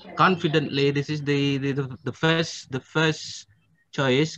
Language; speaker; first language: English; non-native, fluent; Indonesian